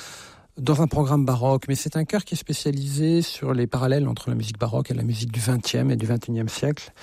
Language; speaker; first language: French; native; French